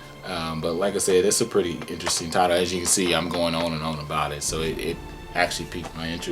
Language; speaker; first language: English; native; English